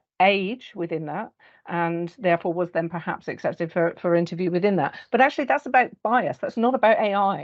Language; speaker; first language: English; native; English